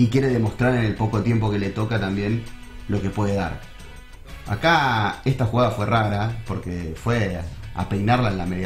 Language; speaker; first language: Spanish; native; Spanish